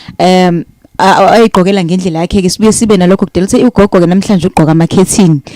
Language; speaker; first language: Zulu; native; Zulu